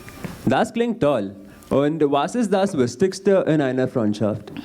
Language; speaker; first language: German; non-native, learner; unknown